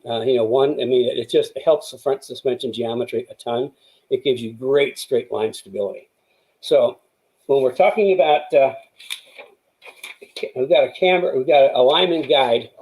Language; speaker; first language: English; native; English